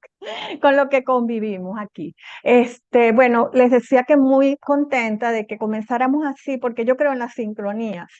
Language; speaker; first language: Spanish; native; Spanish